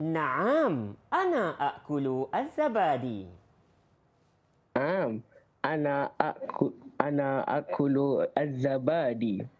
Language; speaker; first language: Arabic; non-native, fluent; Malay